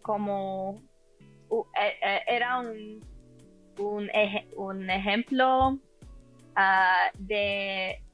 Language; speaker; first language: Spanish; non-native, learner; English